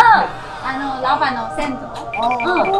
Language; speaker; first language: Japanese; non-native, learner; Chinese